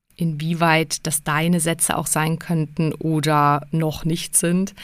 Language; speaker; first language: German; early bilingual, other home language; Czech